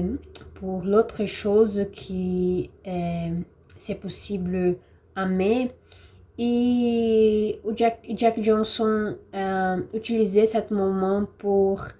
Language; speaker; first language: French; non-native, learner; Portuguese